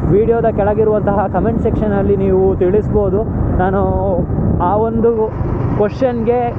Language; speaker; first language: Kannada; non-native, local second language; Tulu